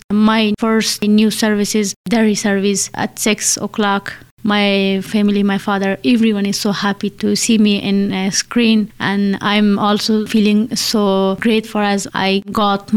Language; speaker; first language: English; non-native, learner; Persian